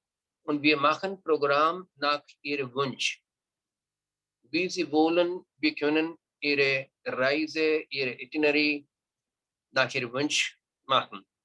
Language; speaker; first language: German; non-native, learner; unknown